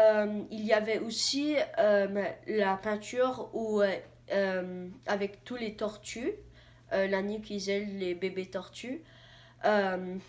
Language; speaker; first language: French; non-native, learner; English